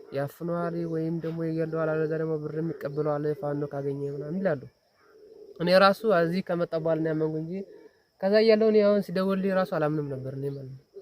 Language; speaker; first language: Amharic; non-native, local second language; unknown